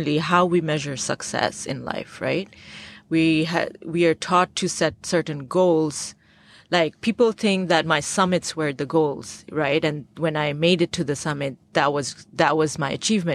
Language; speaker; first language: English; non-native, local second language; Bangla